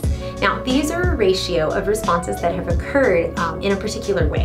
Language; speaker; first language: English; native; English